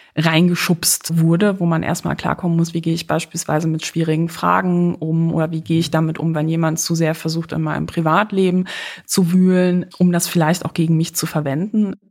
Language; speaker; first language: German; early bilingual, other home language; Polish